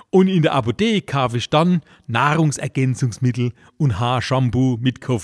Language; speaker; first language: German; native; German